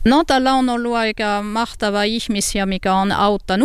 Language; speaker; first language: Finnish; non-native, learner; French